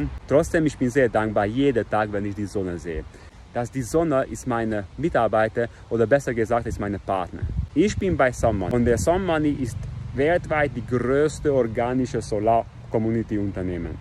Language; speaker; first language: German; non-native, fluent; Hungarian